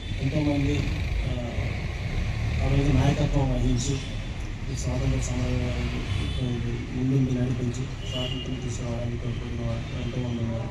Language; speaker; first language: Telugu; native; Telugu